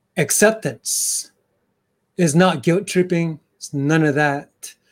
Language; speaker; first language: English; early bilingual, other home language; Chinese